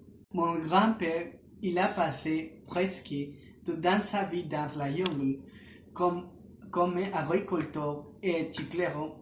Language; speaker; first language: French; non-native, learner; Spanish